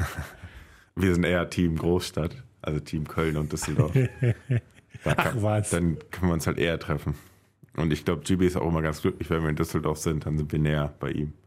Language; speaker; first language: German; native; German